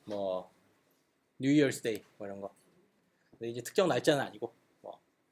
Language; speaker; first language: Korean; native; Korean